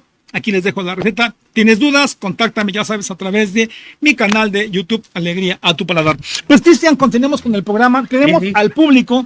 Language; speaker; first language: Spanish; native; Spanish